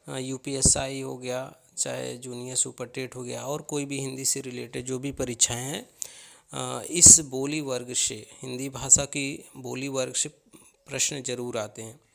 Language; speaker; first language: Hindi; native; Hindi